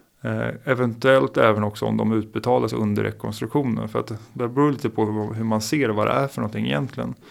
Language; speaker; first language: Swedish; native; Swedish